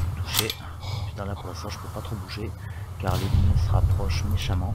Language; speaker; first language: French; native; French